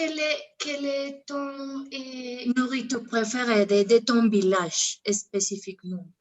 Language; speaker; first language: French; non-native, learner; Spanish